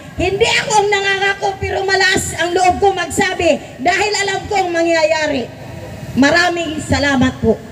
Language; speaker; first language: Filipino; non-native, local second language; Waray